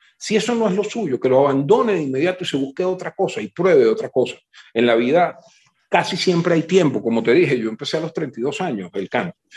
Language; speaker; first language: Spanish; native; Spanish